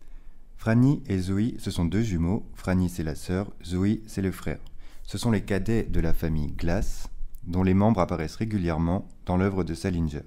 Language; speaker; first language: French; native; French